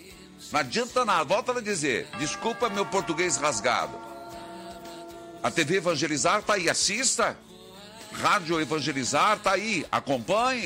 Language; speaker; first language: Portuguese; native; Portuguese